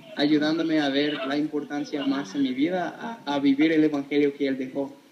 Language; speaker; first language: Spanish; non-native, fluent; English